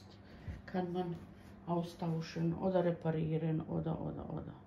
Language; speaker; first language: German; non-native, learner; Bosnian